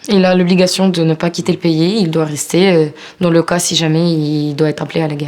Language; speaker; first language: French; non-native, fluent; Ukrainian